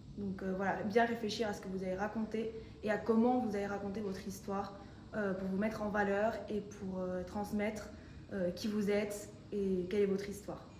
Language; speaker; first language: French; non-native, fluent; Spanish